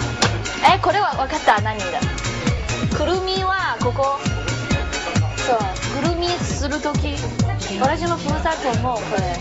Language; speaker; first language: Japanese; non-native, learner; Chinese